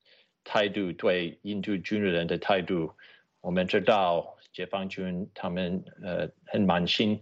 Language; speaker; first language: Chinese; non-native, fluent; English